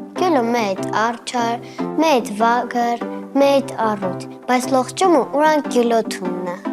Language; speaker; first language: Armenian; native; Armenian